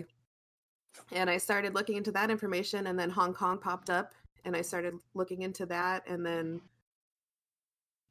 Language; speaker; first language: English; native; English